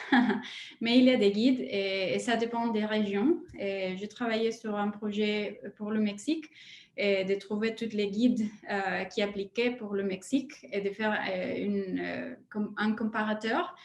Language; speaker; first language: French; non-native, fluent; Spanish